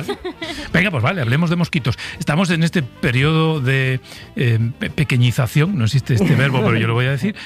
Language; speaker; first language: Spanish; native; Spanish